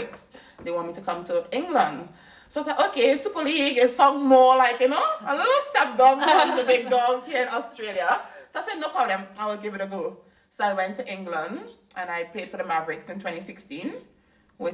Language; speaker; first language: English; native; English